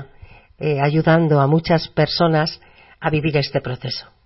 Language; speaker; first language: Spanish; native; Spanish